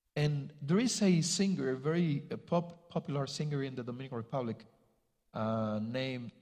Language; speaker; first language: English; non-native, fluent; Spanish